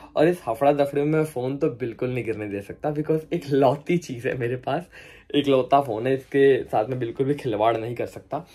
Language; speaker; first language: Hindi; non-native, local second language; Punjabi